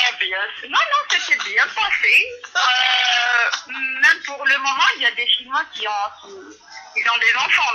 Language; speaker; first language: French; non-native, local second language; Arabic